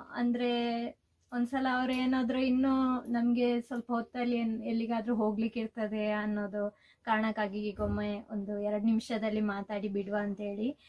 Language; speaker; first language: Kannada; native; Kannada